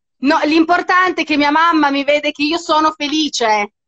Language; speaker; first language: Italian; native; Italian